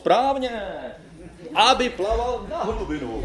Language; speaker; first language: Czech; native; Czech